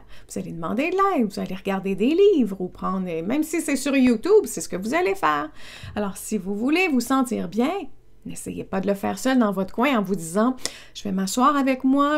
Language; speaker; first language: French; native; French